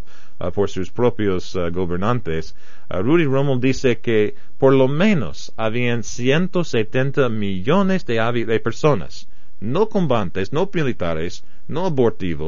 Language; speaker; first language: Spanish; non-native, fluent; English